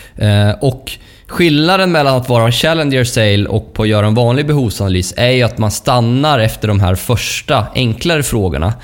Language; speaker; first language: Swedish; native; Swedish